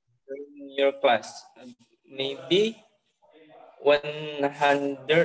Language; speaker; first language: English; non-native, learner; Indonesian